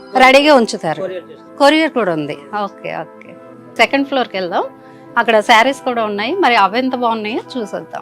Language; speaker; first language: Telugu; native; Telugu